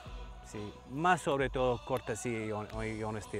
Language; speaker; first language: Spanish; non-native, learner; English